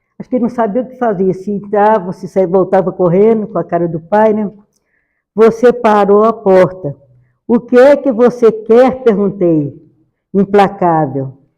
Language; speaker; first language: Portuguese; native; Portuguese